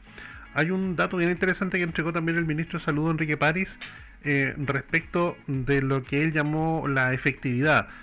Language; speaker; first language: Spanish; native; Spanish